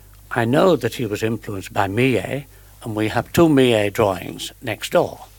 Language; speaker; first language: English; native; English